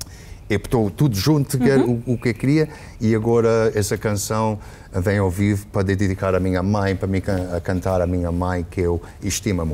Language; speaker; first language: Portuguese; early bilingual, heritage; English